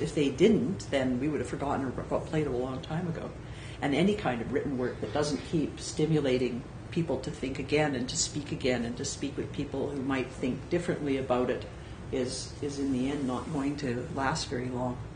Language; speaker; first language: English; native; English